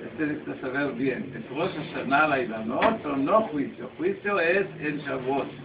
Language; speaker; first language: Spanish; non-native, learner; Hebrew